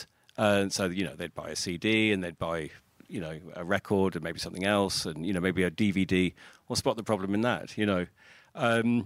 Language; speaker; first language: English; native; English